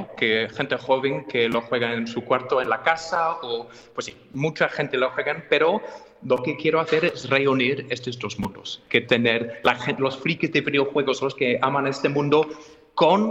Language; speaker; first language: Spanish; non-native, fluent; English